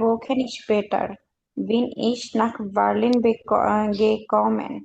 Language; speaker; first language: German; non-native, learner; Bangla